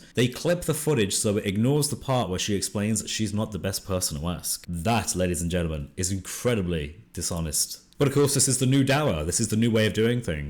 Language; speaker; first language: English; native; English